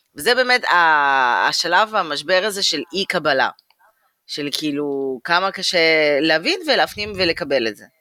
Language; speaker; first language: Hebrew; early bilingual, other home language; Russian